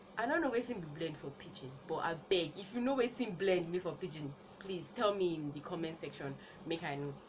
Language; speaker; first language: Nigerian Pidgin; non-native, local second language; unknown